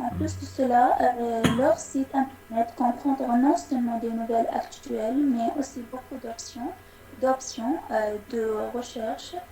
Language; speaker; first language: French; non-native, learner; Arabic